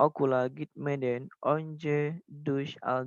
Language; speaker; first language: Turkish; non-native, learner; Indonesian